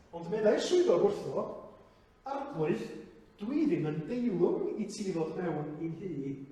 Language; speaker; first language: Welsh; native; Welsh